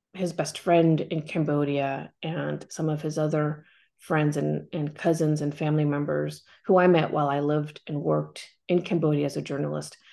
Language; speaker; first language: English; native; English